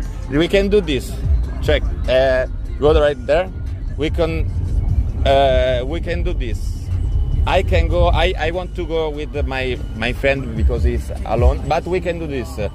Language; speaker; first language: English; non-native, learner; Italian